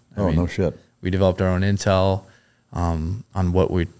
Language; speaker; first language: English; native; English